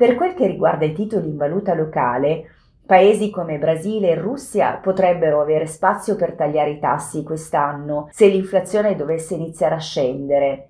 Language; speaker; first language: Italian; native; Italian